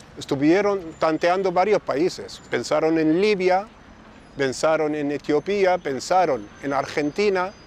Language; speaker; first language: Spanish; non-native, fluent; Arabic